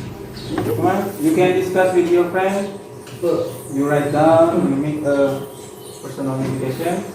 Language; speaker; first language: English; non-native, learner; Indonesian